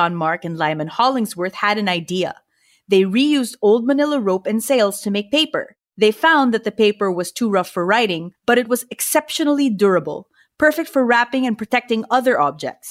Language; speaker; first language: English; non-native, local second language; Filipino